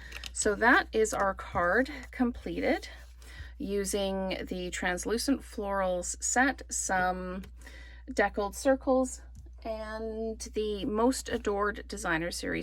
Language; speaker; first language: English; native; English